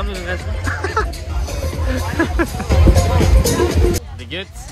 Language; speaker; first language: German; native; German